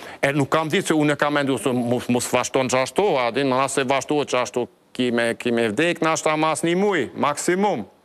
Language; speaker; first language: Albanian; non-native, fluent; German